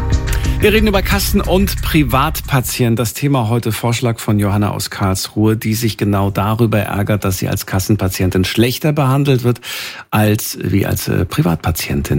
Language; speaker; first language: German; native; German